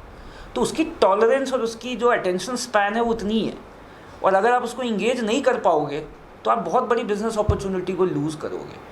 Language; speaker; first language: Hindi; native; Hindi